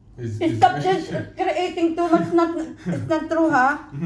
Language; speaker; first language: English; non-native, local second language; Filipino